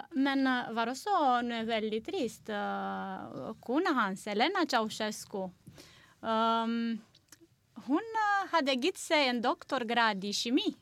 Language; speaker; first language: Norwegian; non-native, learner; Romanian